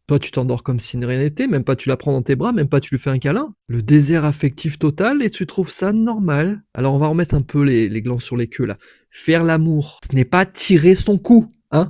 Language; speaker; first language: French; native; French